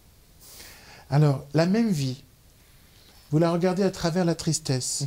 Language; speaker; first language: French; native; French